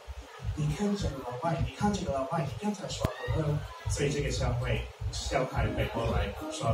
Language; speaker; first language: Chinese; non-native, learner; English